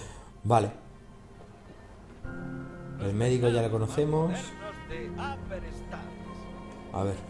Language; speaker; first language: Spanish; native; Spanish